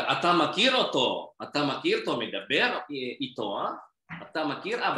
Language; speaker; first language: Hebrew; non-native, learner; Indonesian